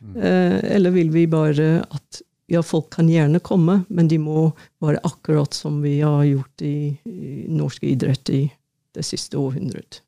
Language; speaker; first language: Norwegian; non-native, fluent; English